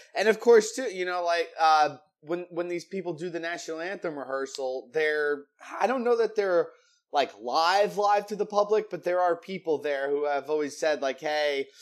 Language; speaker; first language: English; native; English